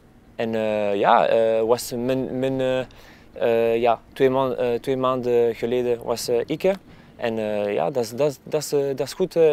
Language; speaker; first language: Dutch; non-native, local second language; Spanish